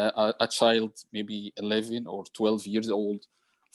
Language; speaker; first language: English; non-native, learner; Arabic